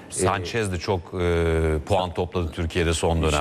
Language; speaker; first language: Turkish; native; Turkish